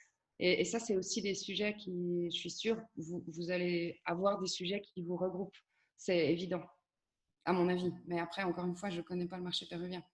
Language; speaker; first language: French; native; French